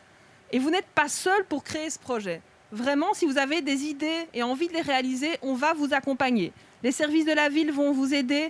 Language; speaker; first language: French; native; French